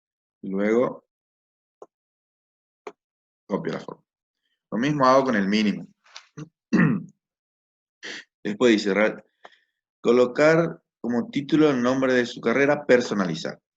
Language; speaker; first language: Spanish; native; Spanish